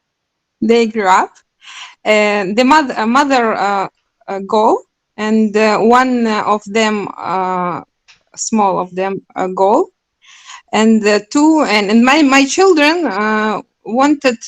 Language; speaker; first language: English; non-native, learner; Russian